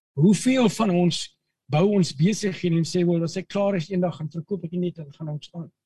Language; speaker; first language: Afrikaans; native; Afrikaans